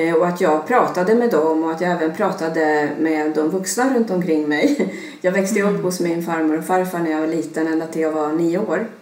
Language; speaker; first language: Swedish; early bilingual, other home language; Serbian